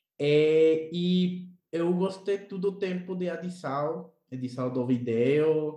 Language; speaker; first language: Portuguese; non-native, learner; Spanish